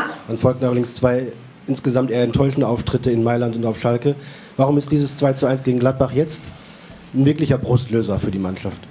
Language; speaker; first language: German; native; German